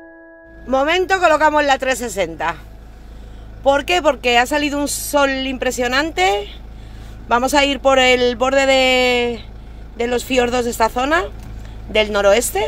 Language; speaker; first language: Spanish; native; Spanish